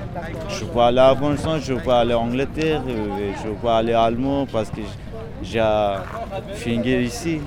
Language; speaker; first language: French; non-native, learner; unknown